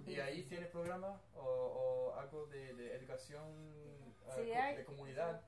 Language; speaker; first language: Spanish; non-native, learner; English